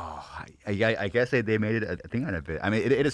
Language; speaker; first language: English; native; English